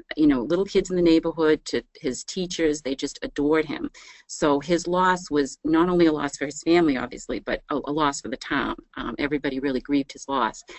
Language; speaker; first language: English; native; English